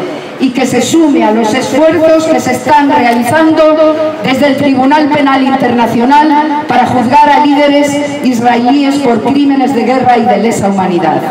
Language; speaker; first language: Spanish; native; Spanish